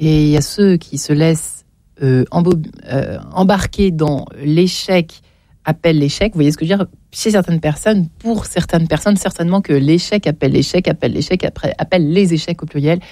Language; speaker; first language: French; native; French